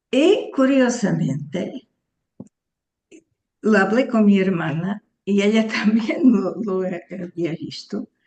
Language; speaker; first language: Spanish; early bilingual, heritage; Portuguese